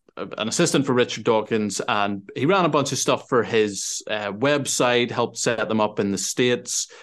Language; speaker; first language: English; native; English